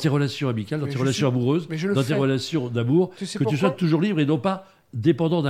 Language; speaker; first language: French; native; French